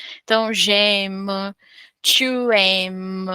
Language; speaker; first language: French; non-native, fluent; Portuguese